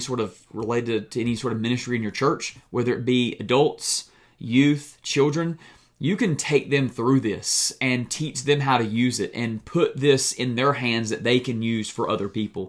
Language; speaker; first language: English; native; English